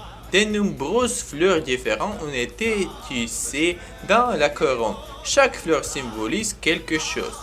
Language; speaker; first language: French; non-native, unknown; Ukrainian